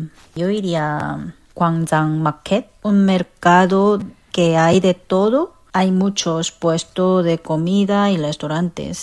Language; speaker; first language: Spanish; non-native, fluent; Korean